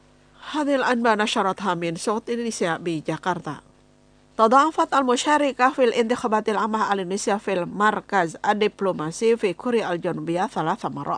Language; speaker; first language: Arabic; non-native, fluent; Indonesian